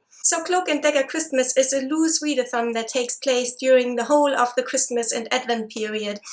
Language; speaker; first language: English; non-native, fluent; German